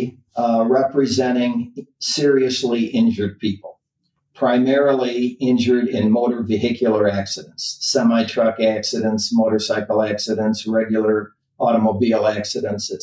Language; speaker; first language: English; native; English